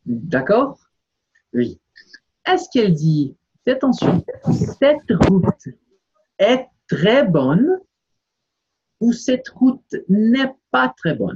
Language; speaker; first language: French; non-native, fluent; Portuguese